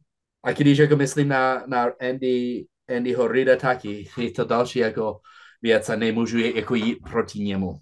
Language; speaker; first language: Czech; non-native, fluent; English